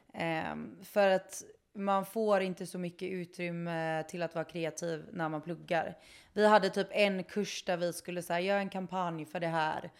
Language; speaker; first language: Swedish; native; Swedish